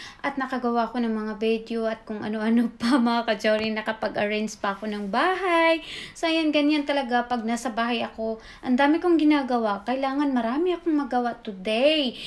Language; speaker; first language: Filipino; non-native, local second language; Cebuano